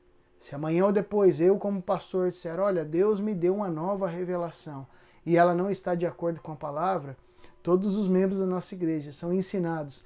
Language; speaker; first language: Portuguese; native; Portuguese